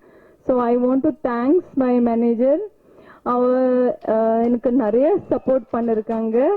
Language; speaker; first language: Tamil; non-native, learner; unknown